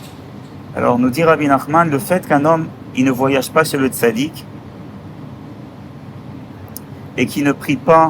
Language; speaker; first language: French; native; French